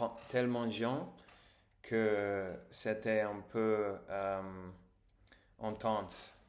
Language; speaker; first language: French; non-native, learner; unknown